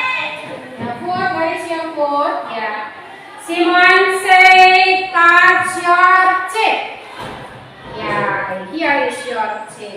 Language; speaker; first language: English; non-native, learner; Indonesian